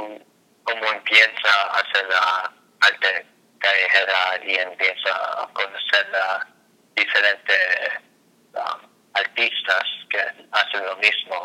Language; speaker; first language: Spanish; non-native, fluent; English